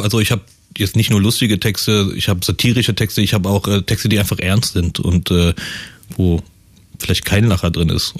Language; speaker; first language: German; early bilingual, other home language; Persian